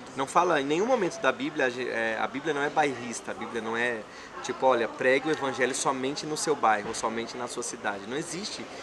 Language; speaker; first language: Portuguese; native; Portuguese